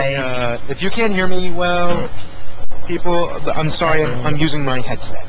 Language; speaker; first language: English; native; English